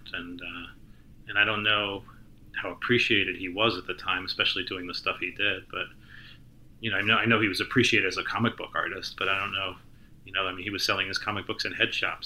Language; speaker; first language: English; native; English